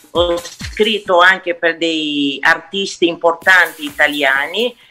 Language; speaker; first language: Italian; non-native, fluent; Portuguese